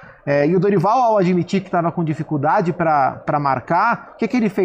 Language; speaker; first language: Portuguese; native; Portuguese